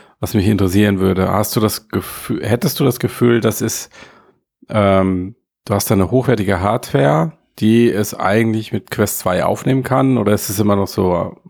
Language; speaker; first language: German; native; German